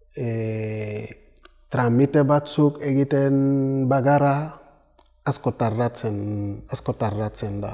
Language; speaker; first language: Basque; non-native, learner; Wolof